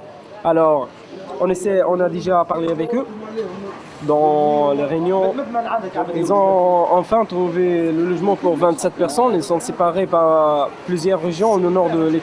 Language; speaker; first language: French; non-native, local second language; Arabic